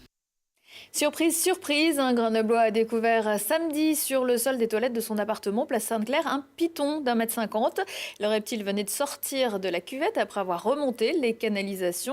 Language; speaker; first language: French; native; French